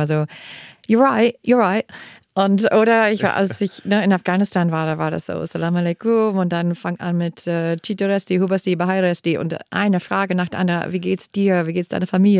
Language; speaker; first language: German; non-native, fluent; English